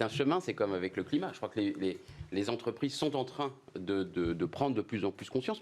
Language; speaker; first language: French; native; French